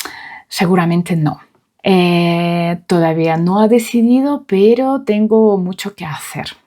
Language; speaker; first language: Spanish; non-native, fluent; Russian